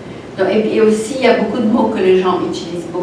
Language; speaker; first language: French; non-native, fluent; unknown